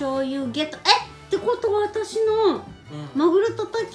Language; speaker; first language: Japanese; non-native, fluent; Spanish